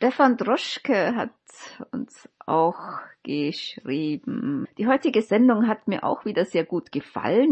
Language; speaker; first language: German; native; German